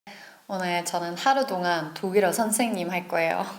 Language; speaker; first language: Korean; non-native, fluent; Norwegian